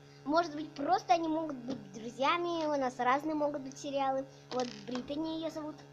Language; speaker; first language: Russian; native; Russian